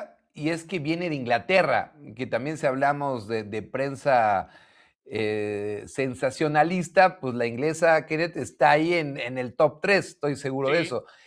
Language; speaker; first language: Spanish; native; Spanish